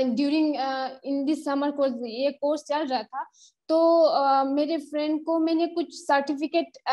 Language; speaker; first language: Hindi; native; Hindi